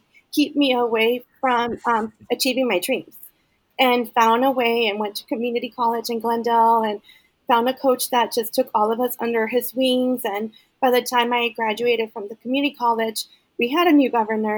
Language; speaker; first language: English; early bilingual, other home language; Spanish